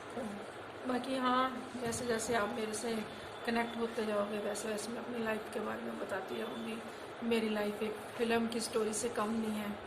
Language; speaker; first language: Hindi; non-native, local second language; Punjabi